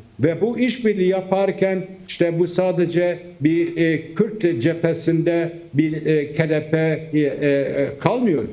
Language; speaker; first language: Turkish; non-native, local second language; Kurdish